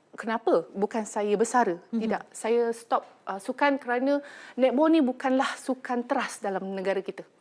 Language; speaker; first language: Malay; native; Malay